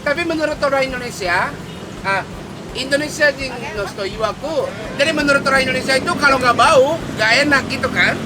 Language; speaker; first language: Indonesian; non-native, fluent; Japanese